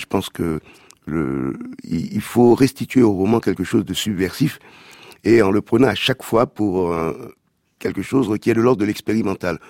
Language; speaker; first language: French; non-native, local second language; Haitian Creole